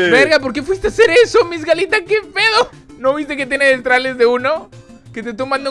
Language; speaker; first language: Spanish; native; Spanish